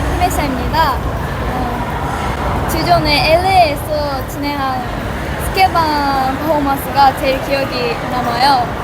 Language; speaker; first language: Korean; non-native, learner; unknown